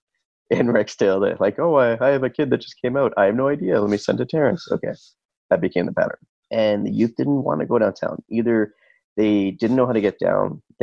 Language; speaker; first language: English; native; English